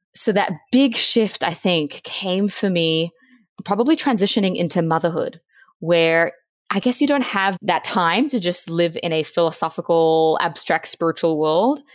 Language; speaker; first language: English; native; English